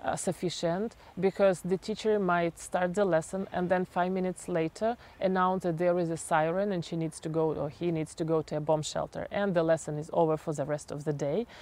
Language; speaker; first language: English; non-native, fluent; Ukrainian